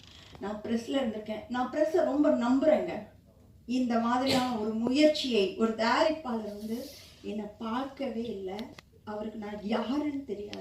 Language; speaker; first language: Tamil; native; Tamil